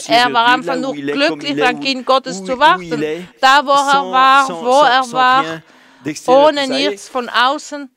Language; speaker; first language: German; non-native, fluent; French